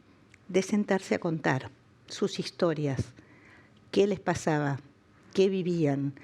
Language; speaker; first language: Spanish; native; Spanish